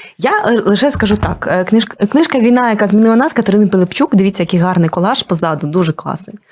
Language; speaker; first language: Ukrainian; non-native, local second language; Russian